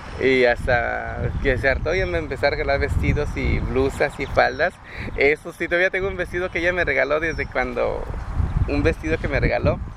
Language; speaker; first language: Spanish; native; Spanish